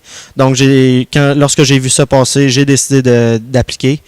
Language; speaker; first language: French; native; French